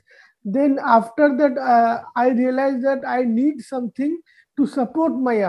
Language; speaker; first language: English; non-native, local second language; Bangla